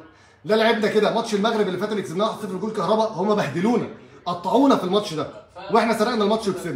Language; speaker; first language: Arabic; native; Arabic